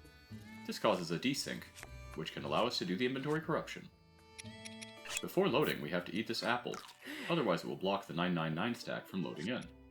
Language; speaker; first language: English; native; English